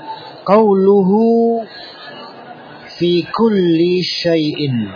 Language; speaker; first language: Arabic; non-native, fluent; Indonesian